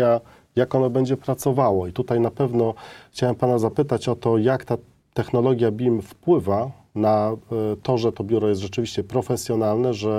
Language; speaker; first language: Polish; native; Polish